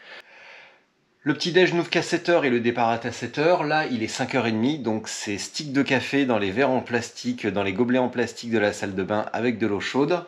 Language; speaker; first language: French; native; French